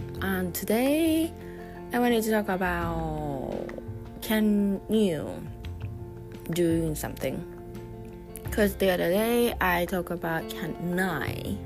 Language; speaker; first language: English; non-native, fluent; Japanese